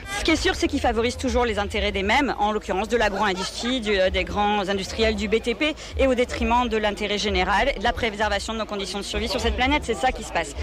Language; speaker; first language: French; native; French